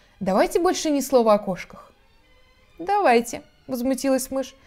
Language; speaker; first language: Russian; native; Russian